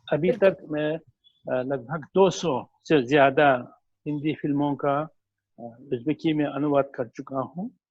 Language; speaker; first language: Hindi; non-native, fluent; Uzbek